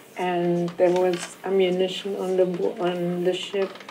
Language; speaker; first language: English; non-native, fluent; German